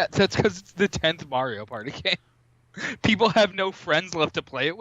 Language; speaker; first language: English; native; English